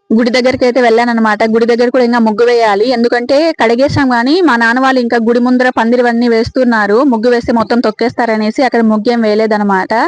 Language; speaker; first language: Telugu; native; Telugu